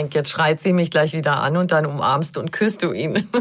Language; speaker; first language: German; native; German